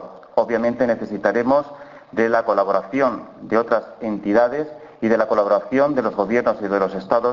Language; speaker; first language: Spanish; native; Spanish